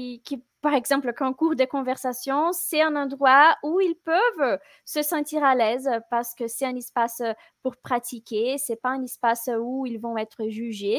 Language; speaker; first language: French; non-native, fluent; Portuguese